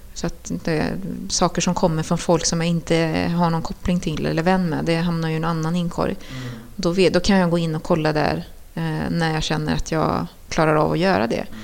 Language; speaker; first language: Swedish; early bilingual, other home language; Spanish